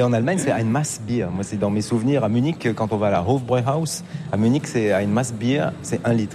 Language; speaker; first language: French; native; French